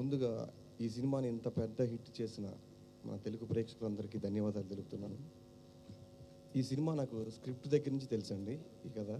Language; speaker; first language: Telugu; native; Telugu